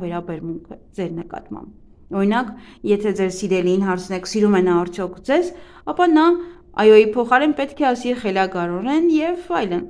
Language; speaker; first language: Armenian; native; Armenian